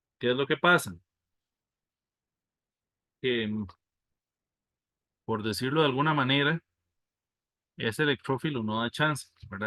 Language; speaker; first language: Spanish; native; Spanish